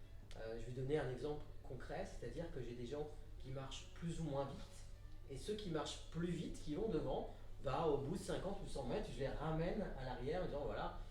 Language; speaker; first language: French; native; French